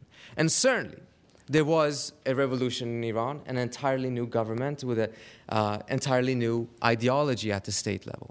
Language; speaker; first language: English; non-native, fluent; Persian